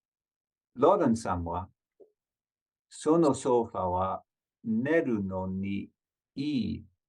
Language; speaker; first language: Japanese; non-native, learner; English